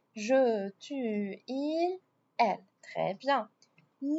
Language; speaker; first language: French; non-native, fluent; Arabic